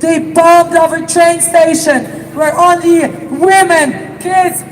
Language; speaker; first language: English; non-native, fluent; Ukrainian